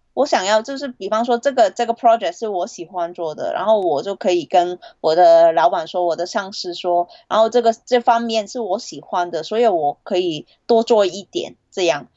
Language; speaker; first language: Chinese; non-native, fluent; Cantonese